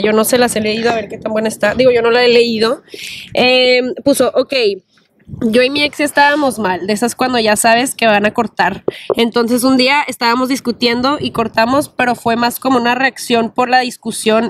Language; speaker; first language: Spanish; early bilingual, heritage; Spanish